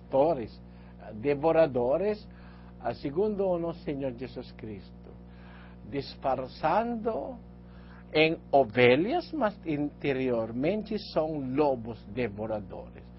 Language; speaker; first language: Portuguese; non-native, learner; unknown